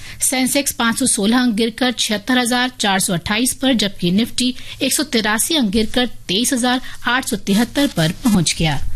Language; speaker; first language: Hindi; native; Hindi